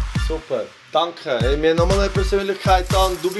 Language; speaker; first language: German; native; German